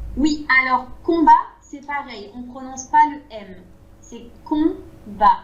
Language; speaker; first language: French; native; French